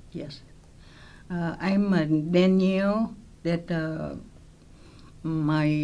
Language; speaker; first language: English; non-native, local second language; Vietnamese